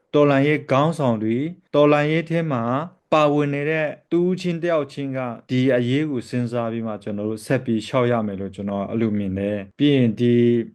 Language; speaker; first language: Burmese; non-native, local second language; Kachin